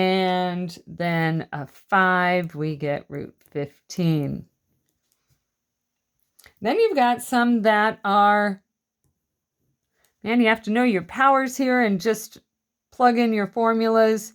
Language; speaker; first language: English; native; English